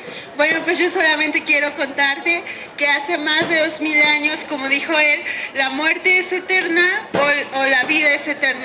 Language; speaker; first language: Spanish; native; Spanish